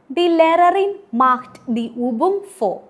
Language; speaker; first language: German; non-native, fluent; Malayalam